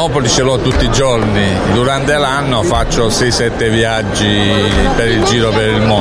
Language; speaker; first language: Italian; native; Italian